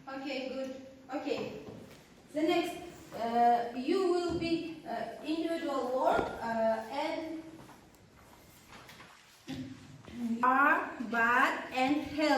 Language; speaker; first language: English; non-native, learner; Kazakh